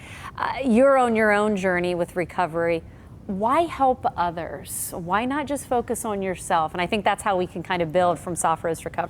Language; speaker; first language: English; native; English